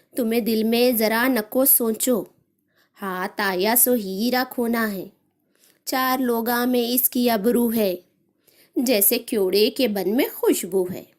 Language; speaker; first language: Urdu; native; Urdu